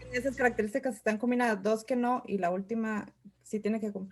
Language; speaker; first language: Spanish; native; Spanish